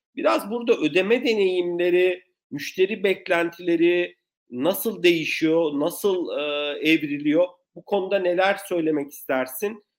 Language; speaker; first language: Turkish; native; Turkish